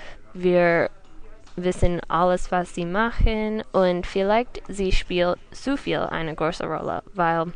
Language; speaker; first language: German; non-native, learner; English